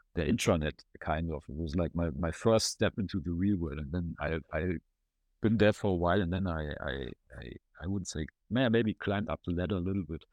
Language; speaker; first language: English; non-native, fluent; German